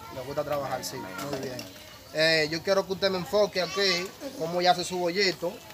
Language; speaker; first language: Spanish; native; Spanish